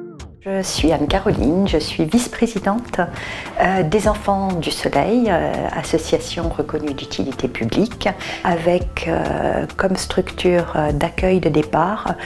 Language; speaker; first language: French; native; French